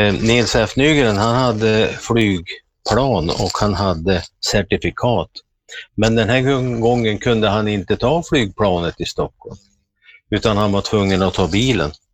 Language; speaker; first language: Swedish; native; Swedish